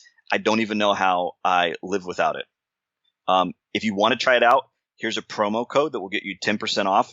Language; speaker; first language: English; native; English